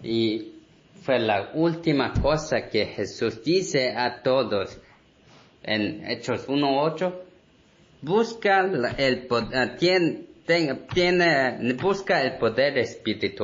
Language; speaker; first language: Spanish; non-native, learner; Korean